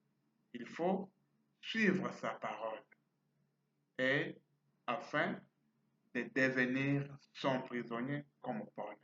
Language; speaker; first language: French; non-native, fluent; Portuguese